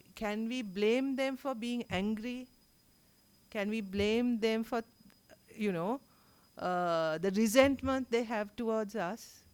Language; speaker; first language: English; non-native, local second language; Sinhala